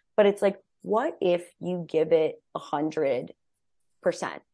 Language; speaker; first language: English; native; English